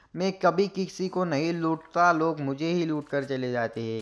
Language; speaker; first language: Hindi; non-native, local second language; Marathi